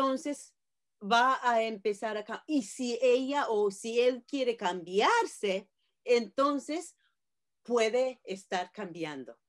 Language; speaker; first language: Spanish; non-native, fluent; Japanese